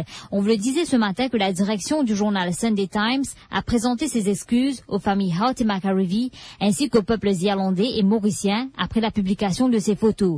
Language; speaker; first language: French; non-native, local second language; Morisyen